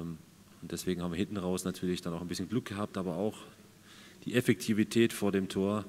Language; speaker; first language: German; native; German